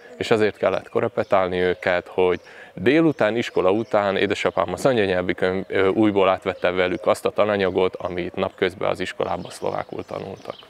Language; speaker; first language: Hungarian; native; Hungarian